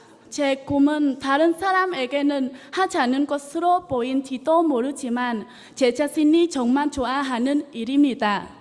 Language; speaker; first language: Korean; non-native, learner; Vietnamese